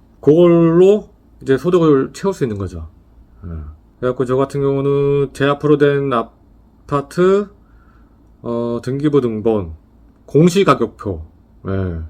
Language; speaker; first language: Korean; native; Korean